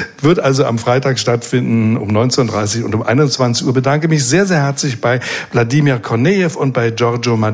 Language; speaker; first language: German; native; German